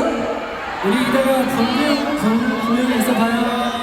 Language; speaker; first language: Korean; non-native, fluent; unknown